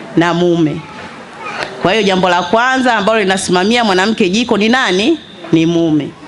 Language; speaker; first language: Swahili; native; Swahili